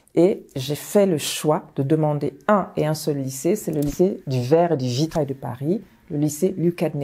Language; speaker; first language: French; early bilingual, other home language; Bambara